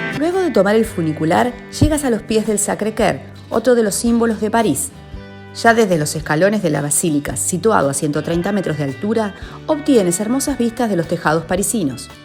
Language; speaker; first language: Spanish; native; Spanish